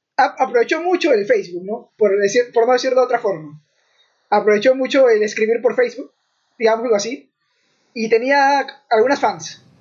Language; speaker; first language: Spanish; native; Spanish